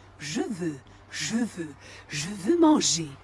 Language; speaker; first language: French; non-native, fluent; Ukrainian